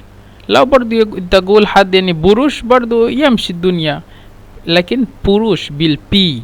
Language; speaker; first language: Arabic; non-native, fluent; Bangla